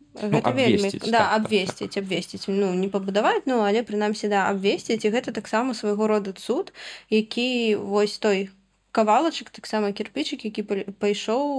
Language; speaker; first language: Belarusian; non-native, local second language; Russian